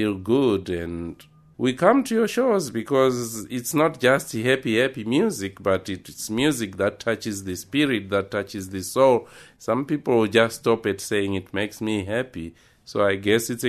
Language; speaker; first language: English; non-native, local second language; Shona